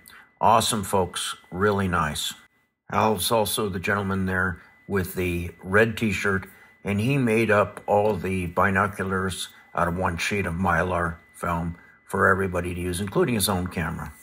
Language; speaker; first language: English; native; English